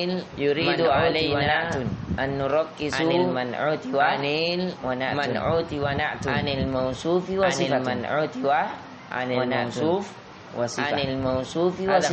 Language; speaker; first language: Arabic; non-native, fluent; Indonesian